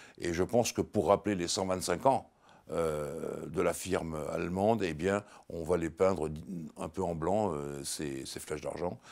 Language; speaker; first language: French; native; French